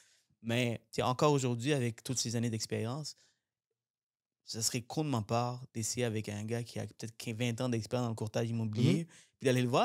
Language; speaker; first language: French; native; French